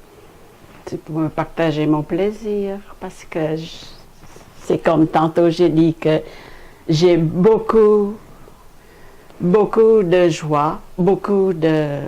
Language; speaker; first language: French; non-native, fluent; Khmer